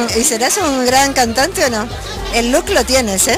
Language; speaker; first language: Spanish; native; Spanish